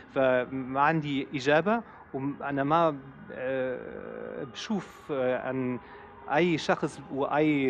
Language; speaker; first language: Arabic; non-native, fluent; German